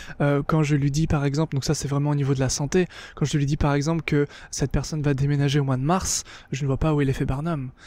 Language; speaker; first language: French; native; French